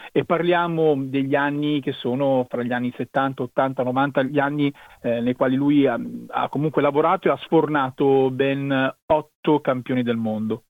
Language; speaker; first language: Italian; native; Italian